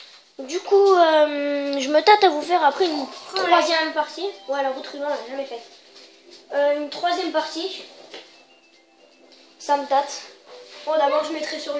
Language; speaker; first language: French; native; French